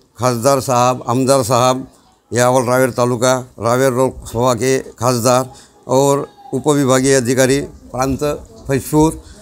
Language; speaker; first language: Hindi; non-native, local second language; Urdu